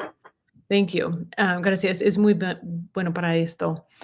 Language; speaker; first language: Spanish; non-native, learner; English